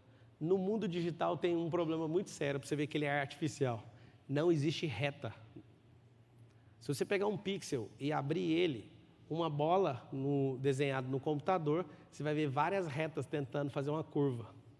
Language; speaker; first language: Portuguese; native; Portuguese